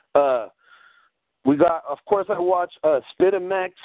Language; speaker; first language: English; early bilingual, other home language; Spanish